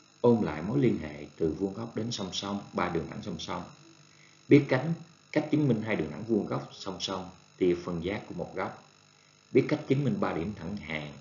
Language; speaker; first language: Vietnamese; native; Vietnamese